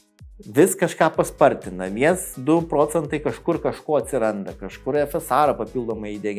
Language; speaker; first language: Lithuanian; native; Lithuanian